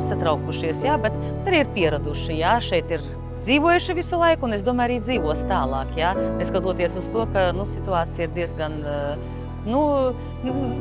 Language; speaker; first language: Latvian; native; Latvian